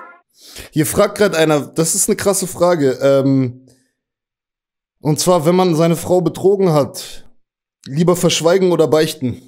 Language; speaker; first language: German; native; German